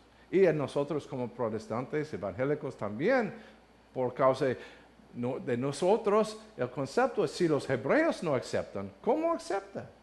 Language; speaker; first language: Spanish; non-native, learner; English